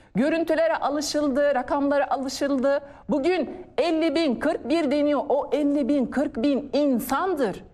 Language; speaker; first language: Turkish; non-native, fluent; Arabic